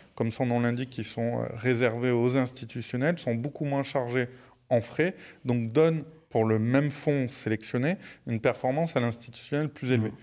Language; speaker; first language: French; native; French